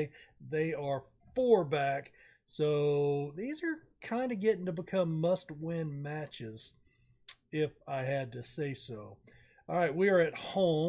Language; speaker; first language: English; native; English